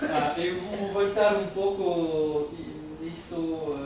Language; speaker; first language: Portuguese; non-native, fluent; French